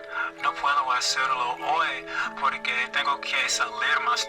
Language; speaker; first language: Spanish; non-native, learner; English